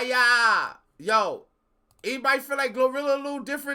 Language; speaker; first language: English; native; English